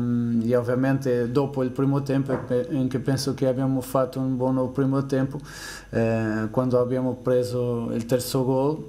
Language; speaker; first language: Italian; non-native, fluent; Portuguese